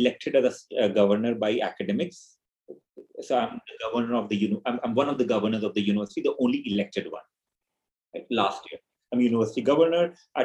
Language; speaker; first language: English; non-native, local second language; Hindi